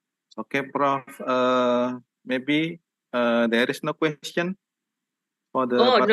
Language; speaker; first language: English; non-native, learner; Indonesian